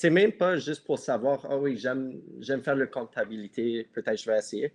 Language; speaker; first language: French; non-native, local second language; English